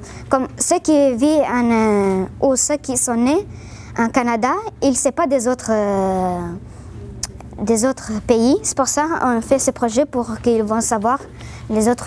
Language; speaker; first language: French; non-native, learner; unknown